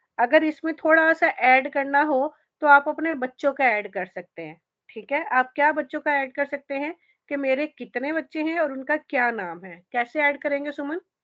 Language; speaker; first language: Urdu; native; Urdu